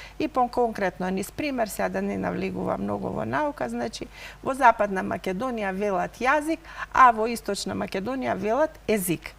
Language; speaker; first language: Macedonian; native; Macedonian